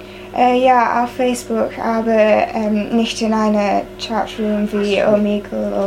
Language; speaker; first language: German; non-native, learner; English